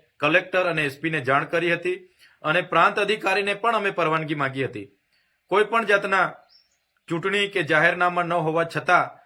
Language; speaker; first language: Gujarati; non-native, local second language; Vasavi